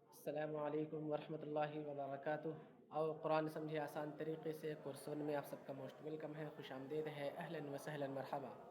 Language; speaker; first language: Urdu; native; Urdu